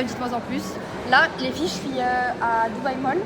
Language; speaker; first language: French; native; French